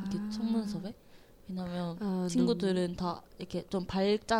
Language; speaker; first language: Korean; non-native, learner; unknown